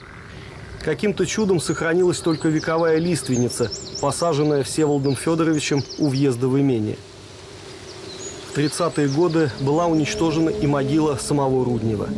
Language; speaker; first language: Russian; native; Russian